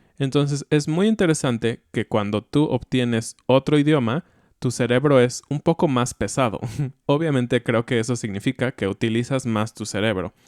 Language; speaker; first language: Spanish; native; Spanish